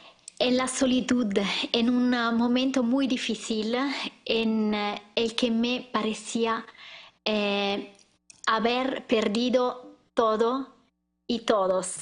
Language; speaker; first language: Spanish; non-native, learner; Italian